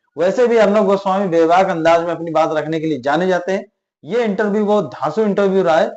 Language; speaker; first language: Hindi; native; Hindi